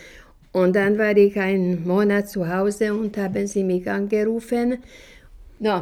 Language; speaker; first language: German; non-native, fluent; Slovak